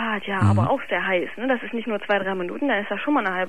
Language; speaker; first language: German; native; German